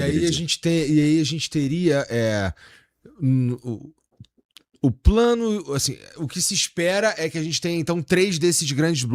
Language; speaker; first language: Portuguese; native; Portuguese